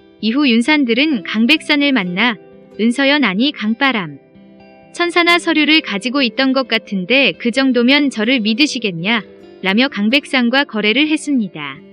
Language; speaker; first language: Korean; native; Korean